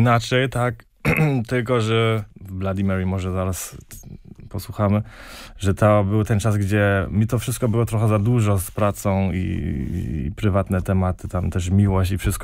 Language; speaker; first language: Polish; early bilingual, heritage; Polish